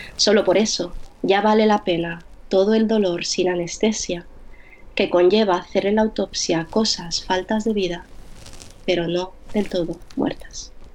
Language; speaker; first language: Spanish; early bilingual, other home language; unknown